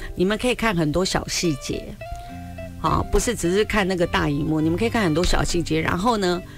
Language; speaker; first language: Chinese; native; Chinese